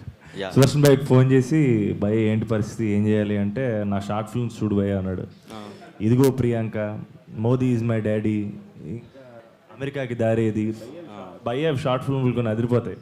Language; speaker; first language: Telugu; native; Telugu